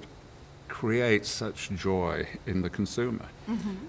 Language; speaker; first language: English; native; English